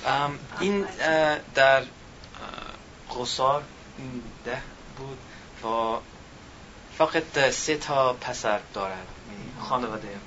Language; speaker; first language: Persian; non-native, learner; English